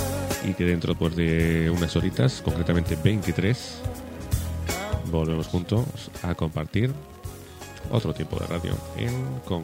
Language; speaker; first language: Spanish; native; Spanish